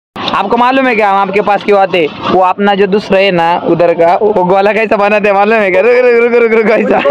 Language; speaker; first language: Hindi; non-native, local second language; Marathi